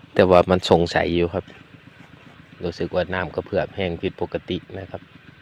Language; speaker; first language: Thai; native; Thai